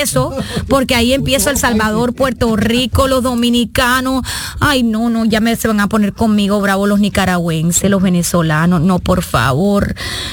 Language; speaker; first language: Spanish; native; Spanish